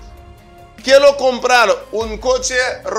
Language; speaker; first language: Spanish; non-native, fluent; Haitian Creole